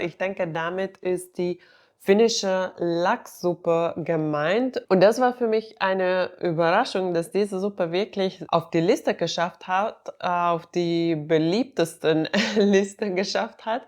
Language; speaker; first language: German; non-native, fluent; Finnish